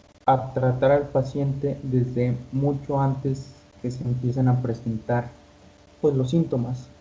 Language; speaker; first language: Spanish; native; Spanish